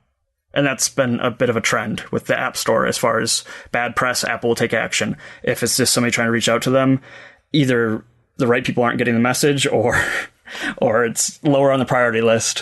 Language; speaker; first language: English; native; English